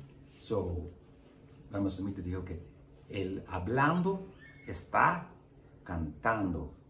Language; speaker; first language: Spanish; non-native, learner; English